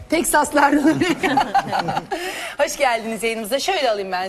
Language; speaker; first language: Turkish; native; Turkish